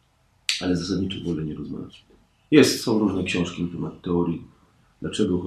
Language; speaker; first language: Polish; native; Polish